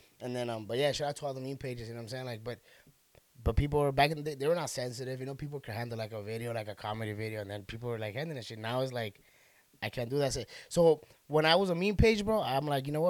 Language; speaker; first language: English; early bilingual, other home language; Spanish